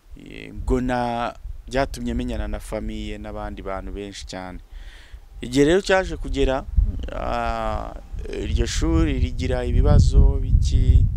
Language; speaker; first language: Kinyarwanda; early bilingual, heritage; Kinyarwanda